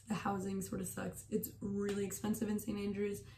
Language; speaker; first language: English; native; English